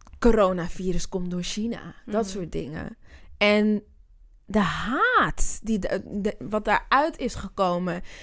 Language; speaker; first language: Dutch; early bilingual, other home language; Akan